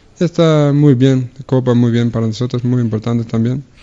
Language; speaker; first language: Spanish; non-native, learner; Danish